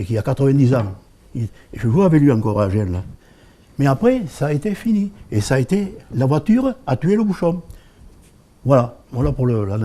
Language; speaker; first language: French; native; French